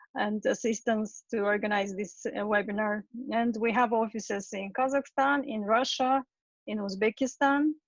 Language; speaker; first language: English; non-native, fluent; Russian